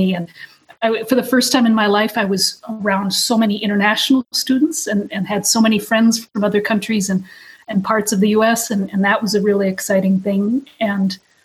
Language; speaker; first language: English; native; English